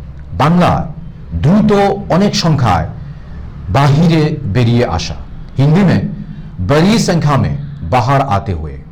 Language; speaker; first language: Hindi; non-native, local second language; Bangla